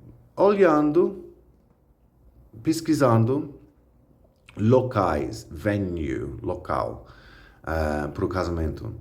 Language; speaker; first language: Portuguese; non-native, fluent; English